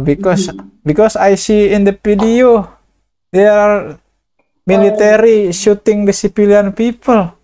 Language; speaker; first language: English; non-native, learner; Indonesian